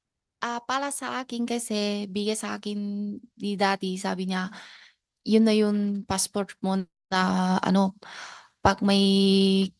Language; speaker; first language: Filipino; non-native, learner; Chinese